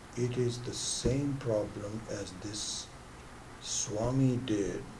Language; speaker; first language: English; non-native, local second language; Hindi